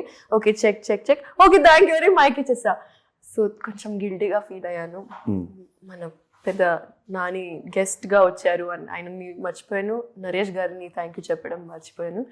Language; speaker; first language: Telugu; non-native, local second language; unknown